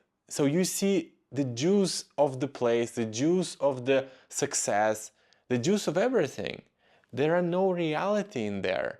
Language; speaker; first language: English; non-native, fluent; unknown